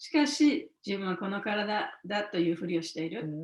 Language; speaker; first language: Japanese; native; Japanese